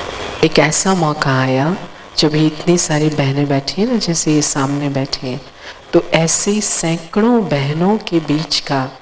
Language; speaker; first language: Hindi; native; Hindi